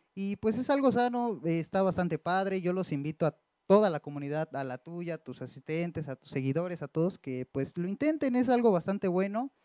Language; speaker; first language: Spanish; native; Spanish